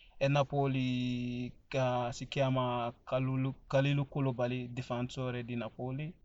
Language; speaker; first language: Italian; non-native, learner; Fula